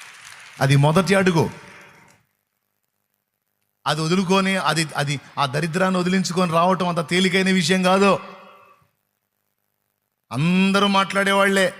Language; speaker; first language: Telugu; native; Telugu